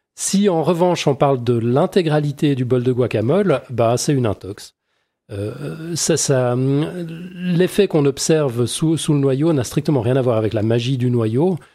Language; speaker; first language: French; native; French